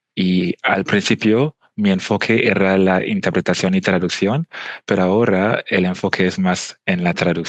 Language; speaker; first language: Spanish; non-native, fluent; English